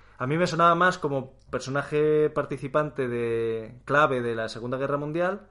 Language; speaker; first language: Spanish; native; Spanish